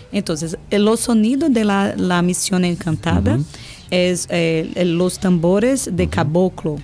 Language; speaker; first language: Spanish; non-native, learner; Portuguese